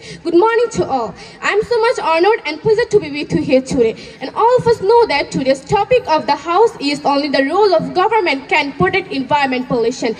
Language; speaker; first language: English; non-native, learner; Bangla